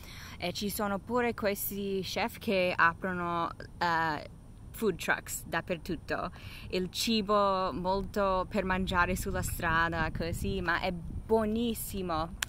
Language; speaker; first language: Italian; non-native, fluent; English